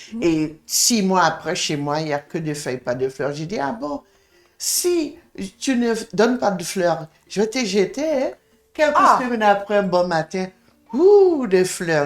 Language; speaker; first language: French; non-native, fluent; English